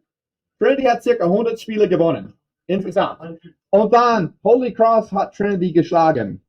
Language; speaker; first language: German; non-native, fluent; English